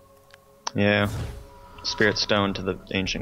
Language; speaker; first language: English; native; English